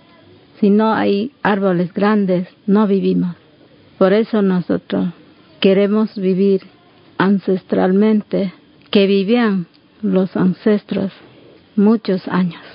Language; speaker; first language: Spanish; non-native, local second language; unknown